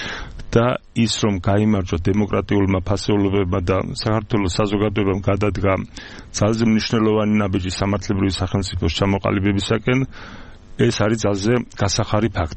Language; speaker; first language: Georgian; native; Georgian